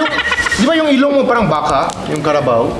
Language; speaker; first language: Filipino; non-native, fluent; Korean